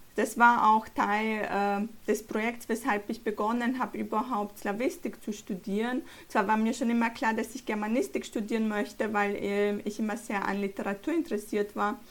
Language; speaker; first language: German; early bilingual, other home language; Polish